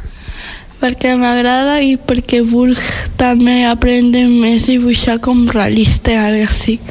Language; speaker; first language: Catalan; non-native, learner; Spanish